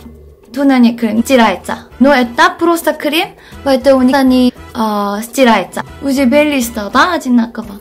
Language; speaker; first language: Russian; non-native, fluent; Korean